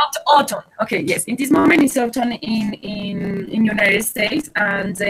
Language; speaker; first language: English; non-native, learner; Spanish